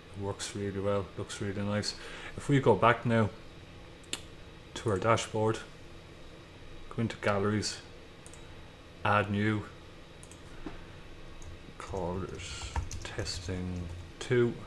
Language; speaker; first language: English; native; English